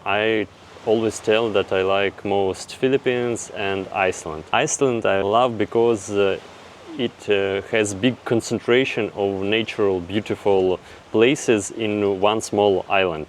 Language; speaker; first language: English; non-native, fluent; Russian